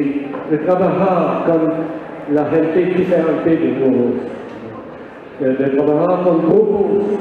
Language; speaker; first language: Spanish; non-native, learner; French